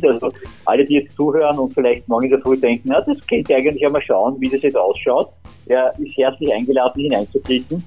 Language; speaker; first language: German; native; German